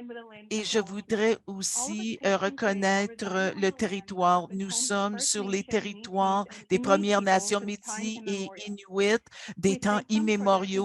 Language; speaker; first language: French; non-native, fluent; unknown